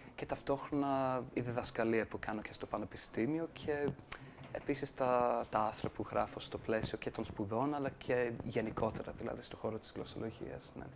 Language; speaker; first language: Greek; non-native, fluent; English